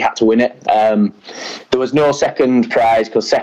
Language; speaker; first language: English; native; English